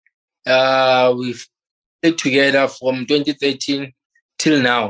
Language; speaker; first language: English; non-native, local second language; Southern Sotho